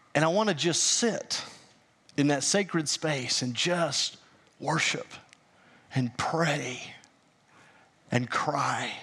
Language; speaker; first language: English; native; English